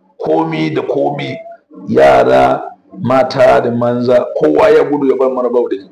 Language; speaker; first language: Hausa; non-native, local second language; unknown